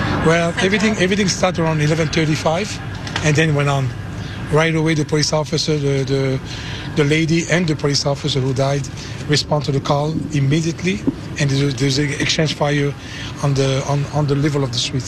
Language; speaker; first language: English; non-native, fluent; French